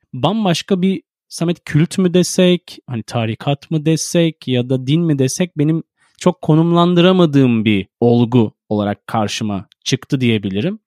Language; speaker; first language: Turkish; native; Turkish